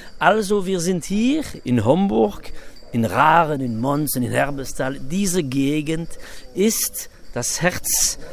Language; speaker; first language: German; non-native, local second language; French